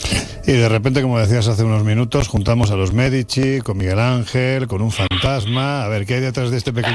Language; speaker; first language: Spanish; native; Spanish